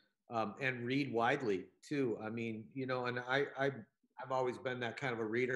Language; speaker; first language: English; native; English